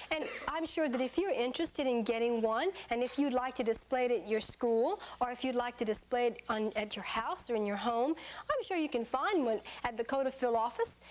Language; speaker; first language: English; native; English